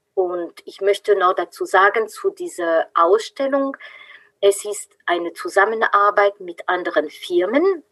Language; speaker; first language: German; non-native, fluent; French